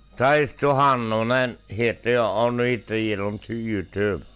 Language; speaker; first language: Swedish; non-native, local second language; Finnish